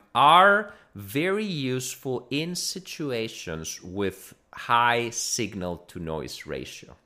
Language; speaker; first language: English; non-native, fluent; Greek